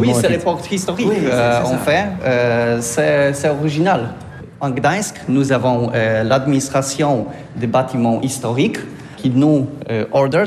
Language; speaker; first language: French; non-native, learner; Polish